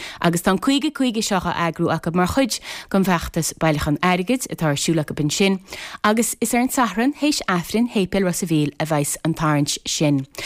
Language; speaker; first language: Irish; native; Irish